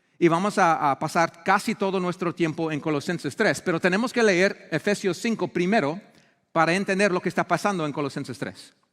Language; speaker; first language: Spanish; non-native, fluent; English